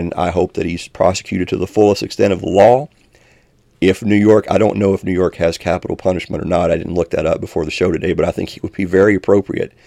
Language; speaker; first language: English; native; English